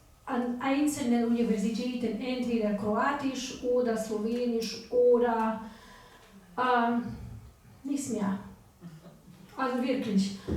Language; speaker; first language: German; non-native, fluent; Ukrainian